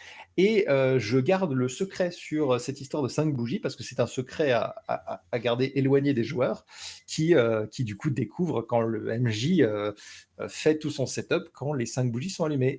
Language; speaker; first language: French; native; French